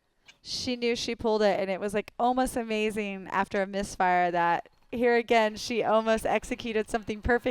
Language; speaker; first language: English; native; English